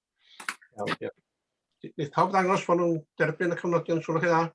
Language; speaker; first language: Welsh; native; Welsh